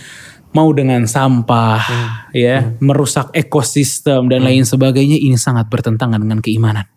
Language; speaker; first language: Indonesian; native; Indonesian